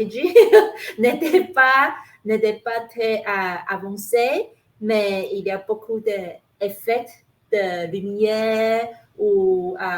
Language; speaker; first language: French; non-native, learner; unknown